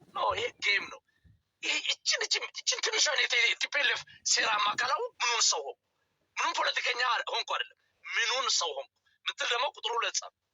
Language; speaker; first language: Amharic; native; Amharic